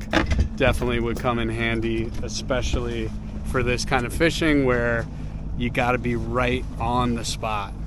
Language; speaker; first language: English; native; English